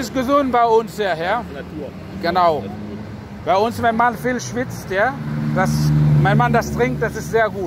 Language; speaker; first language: German; non-native, fluent; Indonesian